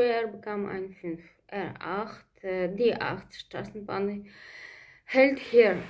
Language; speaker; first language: German; non-native, fluent; Russian